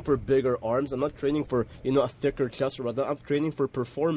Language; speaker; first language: English; native; English